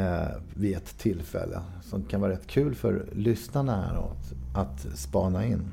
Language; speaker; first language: Swedish; native; Swedish